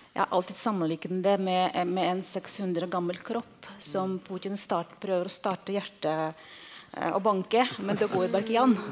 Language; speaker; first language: Norwegian; non-native, fluent; Russian